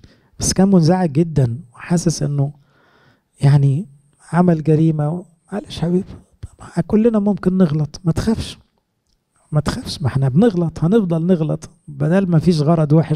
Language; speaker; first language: Arabic; native; Arabic